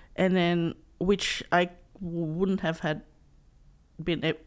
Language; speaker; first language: English; non-native, local second language; Cebuano